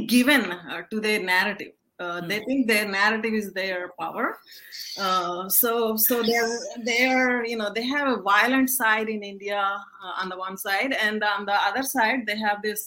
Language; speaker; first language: English; non-native, local second language; Telugu